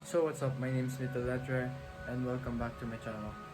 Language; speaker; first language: English; non-native, local second language; Filipino